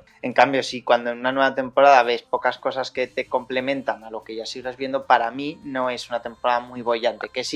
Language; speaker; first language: Spanish; native; Spanish